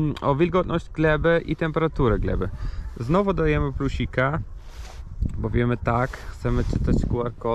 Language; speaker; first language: Polish; non-native, learner; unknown